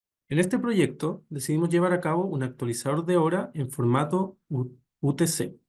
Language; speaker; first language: Spanish; native; Spanish